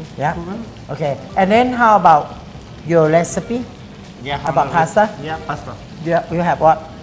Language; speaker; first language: English; non-native, learner; Thai